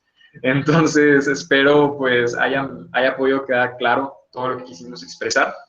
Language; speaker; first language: Spanish; native; Spanish